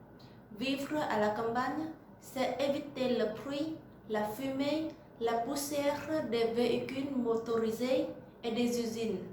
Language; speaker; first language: French; non-native, learner; Vietnamese